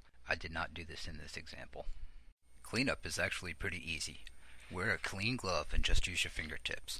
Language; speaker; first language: English; native; English